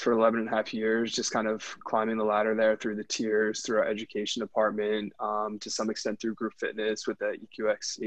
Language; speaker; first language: English; native; English